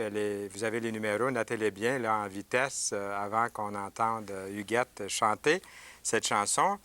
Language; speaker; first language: French; native; French